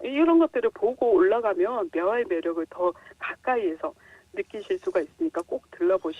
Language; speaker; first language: Korean; native; Korean